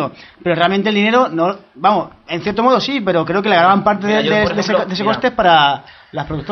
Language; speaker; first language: Spanish; native; Spanish